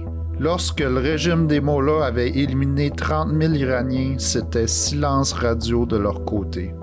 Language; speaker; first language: French; native; French